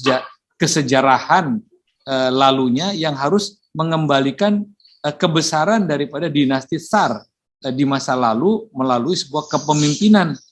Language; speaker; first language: Indonesian; native; Indonesian